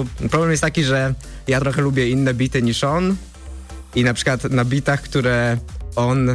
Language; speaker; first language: Polish; native; Polish